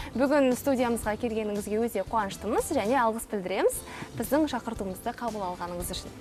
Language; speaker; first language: Kazakh; native; Kazakh